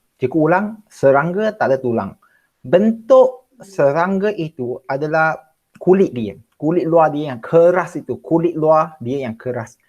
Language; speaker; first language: Malay; non-native, local second language; Chinese